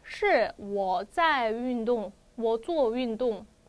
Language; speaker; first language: Chinese; non-native, fluent; Korean